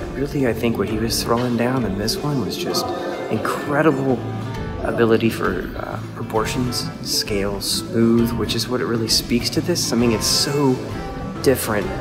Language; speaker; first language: English; native; English